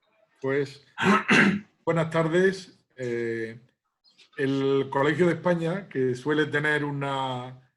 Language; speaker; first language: Spanish; native; Spanish